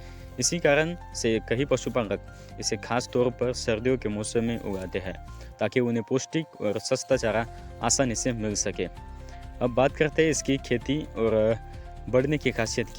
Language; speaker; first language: Hindi; native; Hindi